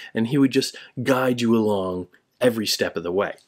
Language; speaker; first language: English; native; English